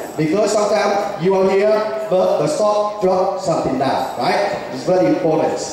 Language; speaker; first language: English; non-native, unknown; Vietnamese